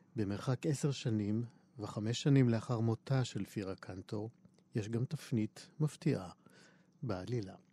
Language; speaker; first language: Hebrew; native; Hebrew